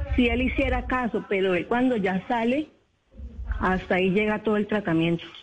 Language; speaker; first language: Spanish; native; Spanish